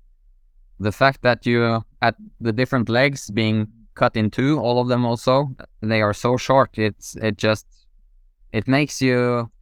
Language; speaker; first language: English; non-native, fluent; Norwegian